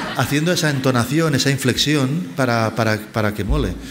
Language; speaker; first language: Spanish; native; Spanish